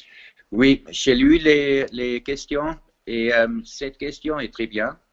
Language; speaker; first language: French; non-native, fluent; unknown